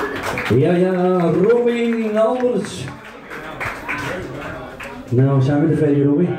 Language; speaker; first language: Dutch; native; Dutch